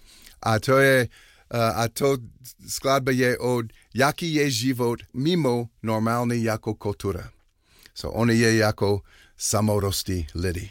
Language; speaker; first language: Czech; non-native, learner; English